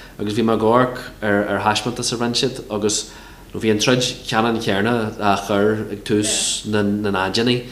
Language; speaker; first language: Irish; non-native, local second language; English